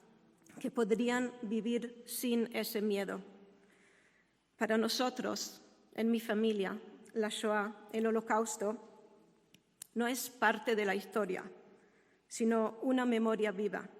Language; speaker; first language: Spanish; non-native, fluent; Hebrew